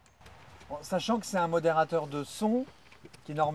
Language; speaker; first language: French; native; French